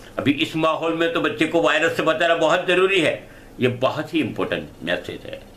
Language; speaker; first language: Hindi; non-native, local second language; Gujarati